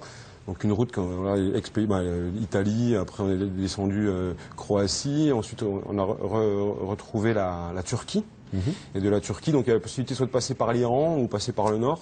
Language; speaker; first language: French; native; French